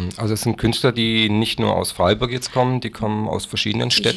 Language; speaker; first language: German; native; German